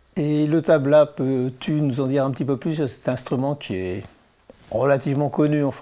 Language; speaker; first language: French; native; French